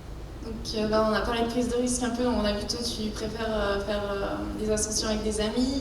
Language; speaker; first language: French; native; French